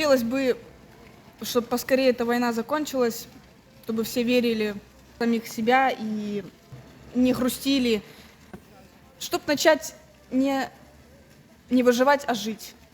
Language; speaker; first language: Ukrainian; non-native, local second language; Russian